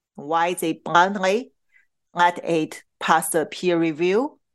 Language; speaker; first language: English; non-native, fluent; Chinese